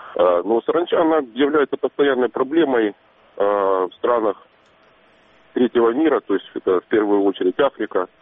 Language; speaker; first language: Russian; native; Russian